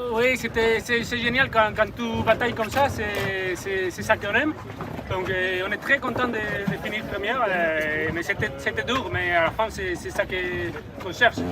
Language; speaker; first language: French; non-native, fluent; Spanish